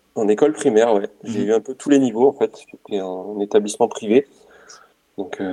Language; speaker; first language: French; native; French